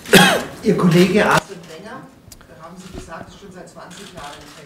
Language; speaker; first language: German; native; German